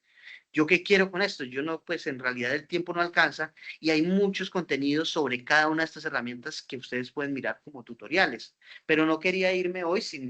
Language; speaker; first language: Spanish; native; Spanish